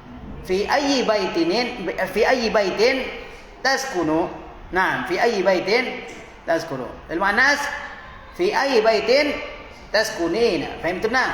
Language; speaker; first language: Arabic; non-native, fluent; Indonesian